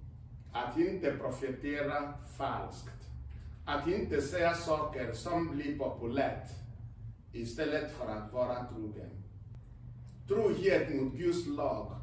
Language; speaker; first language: Swedish; non-native, fluent; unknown